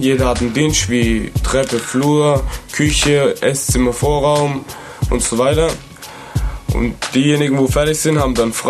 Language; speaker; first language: German; native; German